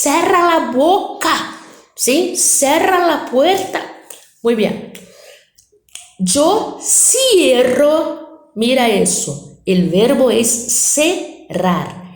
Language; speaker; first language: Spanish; non-native, fluent; Portuguese